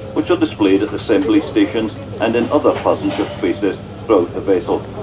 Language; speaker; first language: English; native; English